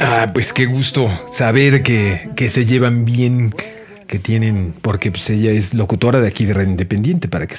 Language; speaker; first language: Spanish; native; Spanish